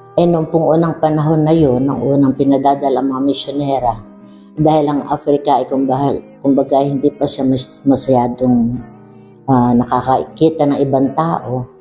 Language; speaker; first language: Filipino; non-native, local second language; Bikol